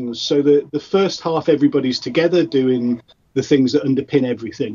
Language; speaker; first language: English; native; English